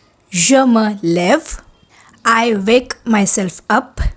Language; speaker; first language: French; non-native, fluent; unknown